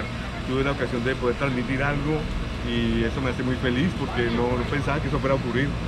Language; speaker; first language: Spanish; native; Spanish